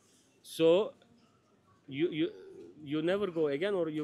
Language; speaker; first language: English; non-native, learner; Turkish